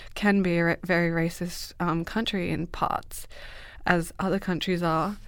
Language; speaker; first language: English; native; English